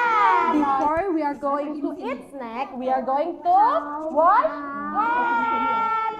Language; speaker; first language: English; non-native, learner; Indonesian